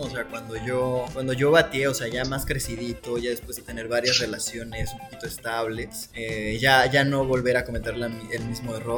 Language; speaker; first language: Spanish; native; Spanish